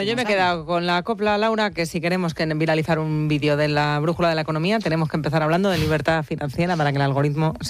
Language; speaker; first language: Spanish; native; Spanish